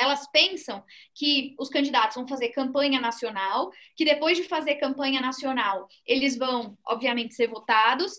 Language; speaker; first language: Portuguese; native; Portuguese